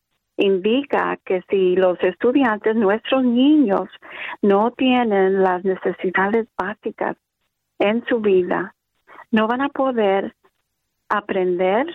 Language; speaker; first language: Spanish; early bilingual, other home language; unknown